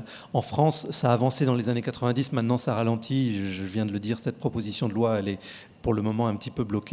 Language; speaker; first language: French; native; French